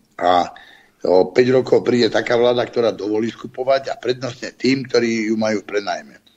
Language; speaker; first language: Slovak; native; Slovak